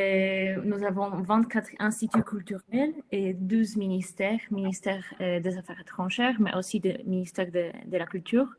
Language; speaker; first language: French; non-native, fluent; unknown